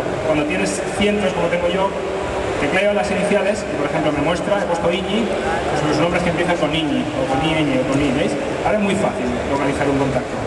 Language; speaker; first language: Spanish; native; Spanish